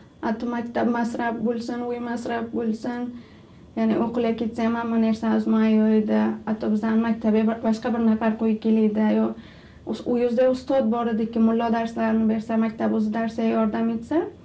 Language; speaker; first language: Turkish; non-native, learner; Uzbek